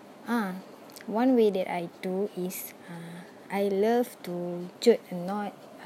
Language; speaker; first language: English; non-native, local second language; Malay